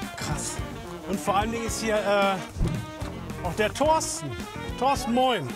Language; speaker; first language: German; native; German